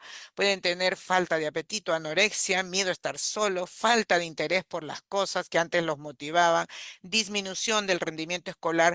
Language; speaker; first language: Spanish; native; Spanish